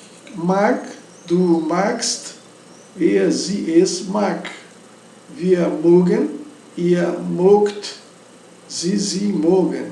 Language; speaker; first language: German; non-native, learner; Portuguese